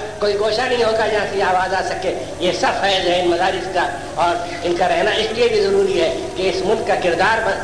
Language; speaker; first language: Urdu; native; Urdu